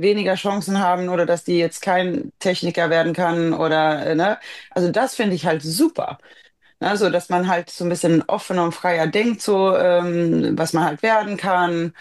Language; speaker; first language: German; non-native, fluent; Swedish